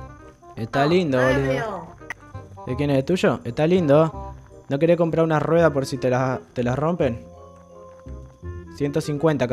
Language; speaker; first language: Spanish; native; Spanish